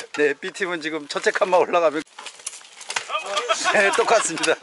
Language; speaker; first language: Korean; native; Korean